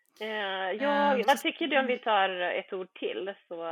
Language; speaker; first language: Swedish; early bilingual, other home language; Bosnian